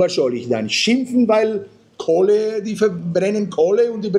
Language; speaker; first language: German; non-native, fluent; Spanish